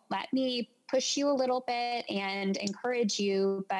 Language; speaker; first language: English; native; English